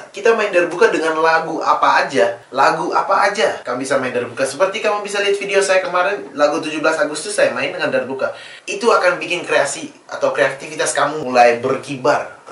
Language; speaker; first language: Indonesian; early bilingual, other home language; English